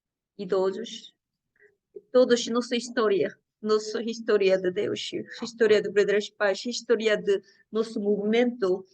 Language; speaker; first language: Portuguese; non-native, learner; Korean